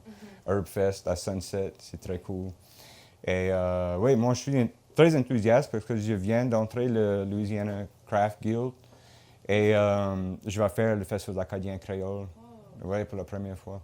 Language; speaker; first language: French; non-native, local second language; English